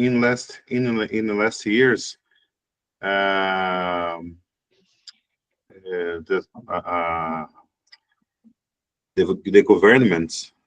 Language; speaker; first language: English; non-native, learner; Portuguese